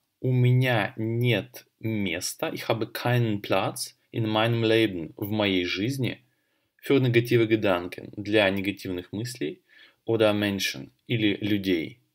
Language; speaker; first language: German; non-native, fluent; Russian